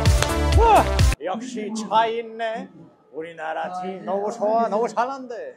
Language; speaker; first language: Korean; non-native, fluent; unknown